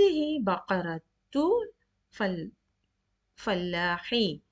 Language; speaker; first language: Arabic; non-native, fluent; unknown